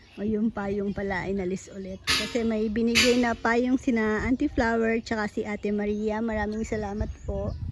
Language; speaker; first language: Filipino; native; Filipino